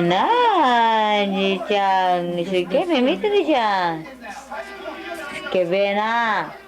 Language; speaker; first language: Japanese; non-native, learner; Filipino